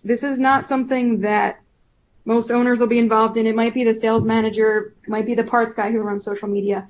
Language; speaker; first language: English; native; English